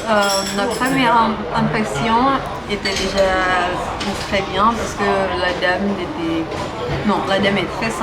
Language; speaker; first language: French; non-native, learner; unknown